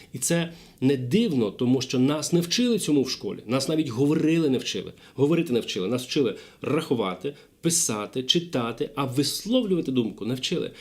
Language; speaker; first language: Ukrainian; non-native, local second language; Russian